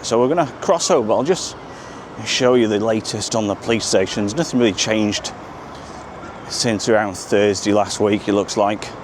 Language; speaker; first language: English; native; English